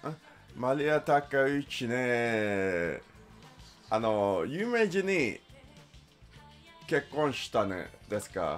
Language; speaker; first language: Japanese; non-native, learner; English